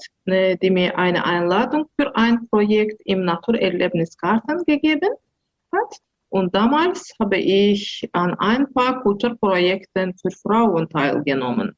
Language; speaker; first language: German; non-native, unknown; Azerbaijani